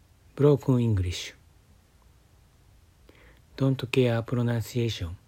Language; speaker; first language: English; non-native, learner; Japanese